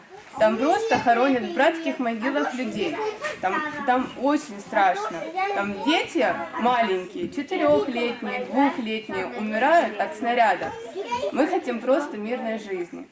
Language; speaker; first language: Russian; native; Russian